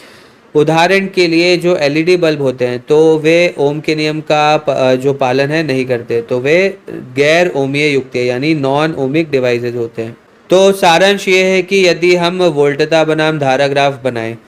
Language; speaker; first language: Hindi; native; Hindi